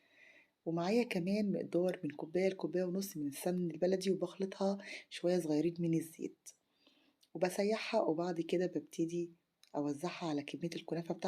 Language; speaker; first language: Arabic; native; Arabic